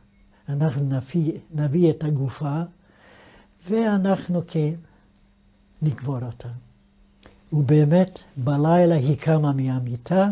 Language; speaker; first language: Hebrew; non-native, fluent; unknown